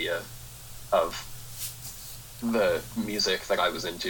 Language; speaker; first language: English; native; English